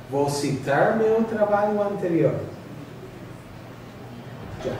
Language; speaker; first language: Portuguese; non-native, learner; English